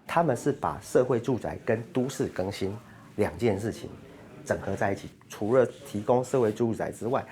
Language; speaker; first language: Chinese; native; Chinese